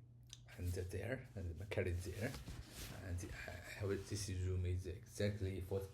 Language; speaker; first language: English; non-native, learner; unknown